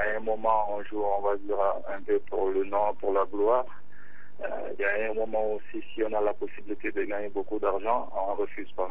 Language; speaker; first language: French; non-native, local second language; Bambara